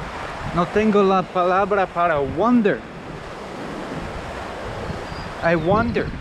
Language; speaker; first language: Spanish; non-native, learner; English